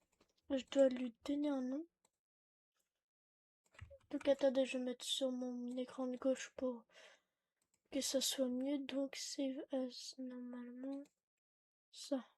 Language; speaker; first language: French; native; French